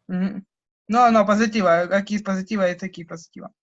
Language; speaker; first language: Spanish; non-native, learner; Russian